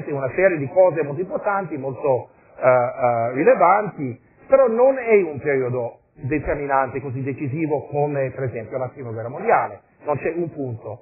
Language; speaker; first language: Italian; non-native, fluent; English